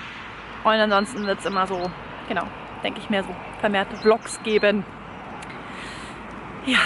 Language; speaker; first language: German; native; German